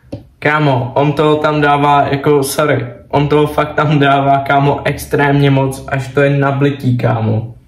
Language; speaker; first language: Czech; native; Czech